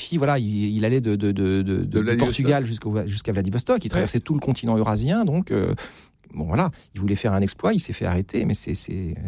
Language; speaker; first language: French; native; French